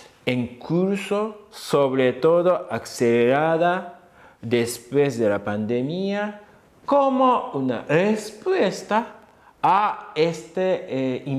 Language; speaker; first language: Spanish; non-native, fluent; Japanese